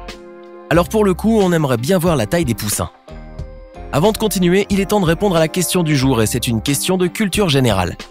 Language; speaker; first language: French; native; French